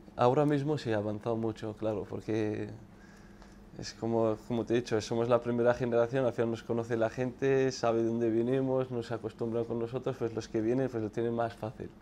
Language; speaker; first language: Spanish; non-native, fluent; Arabic